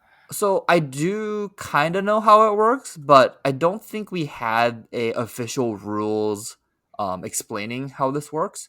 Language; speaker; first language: English; native; English